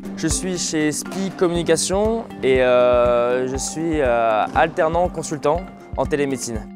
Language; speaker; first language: French; native; French